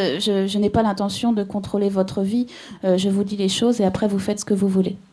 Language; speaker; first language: French; native; French